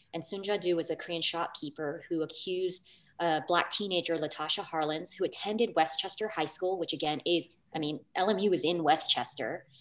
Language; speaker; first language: English; native; English